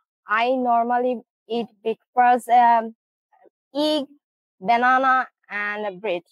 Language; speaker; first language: English; non-native, learner; Bangla